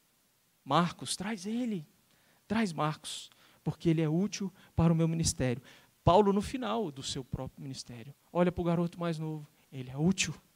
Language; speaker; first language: Portuguese; native; Portuguese